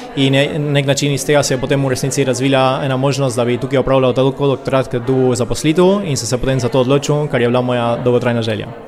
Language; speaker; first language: Slovenian; early bilingual, heritage; Slovenian